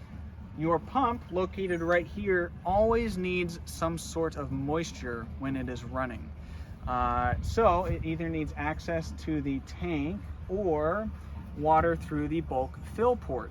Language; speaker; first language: English; native; English